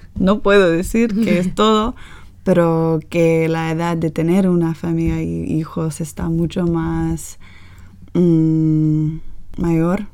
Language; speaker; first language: Spanish; non-native, learner; English